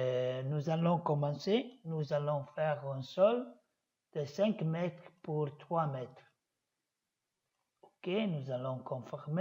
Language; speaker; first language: French; non-native, learner; Italian